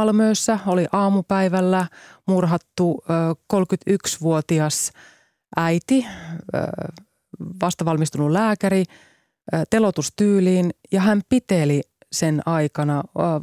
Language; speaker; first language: Finnish; native; Finnish